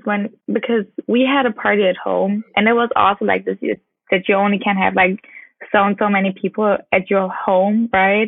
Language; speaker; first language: English; non-native, fluent; German